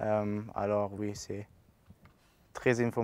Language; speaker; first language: French; non-native, learner; German